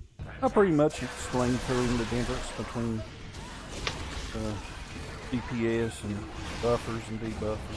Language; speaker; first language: English; native; English